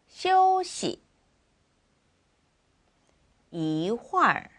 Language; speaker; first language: Chinese; non-native, fluent; Korean